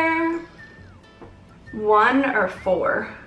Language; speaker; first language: English; native; English